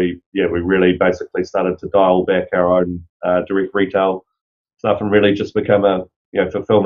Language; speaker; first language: English; native; English